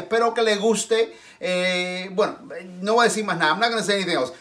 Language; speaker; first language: Spanish; native; Spanish